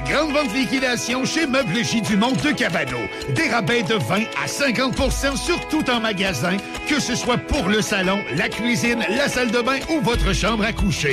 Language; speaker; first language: French; native; French